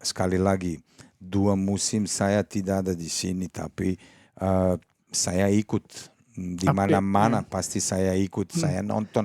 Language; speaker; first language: Indonesian; non-native, fluent; Serbian